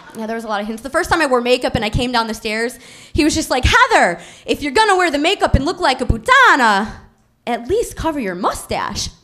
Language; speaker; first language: English; native; English